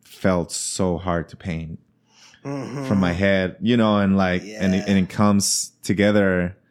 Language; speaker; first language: English; non-native, fluent; Spanish